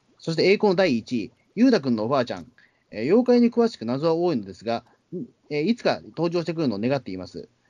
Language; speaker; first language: Japanese; native; Japanese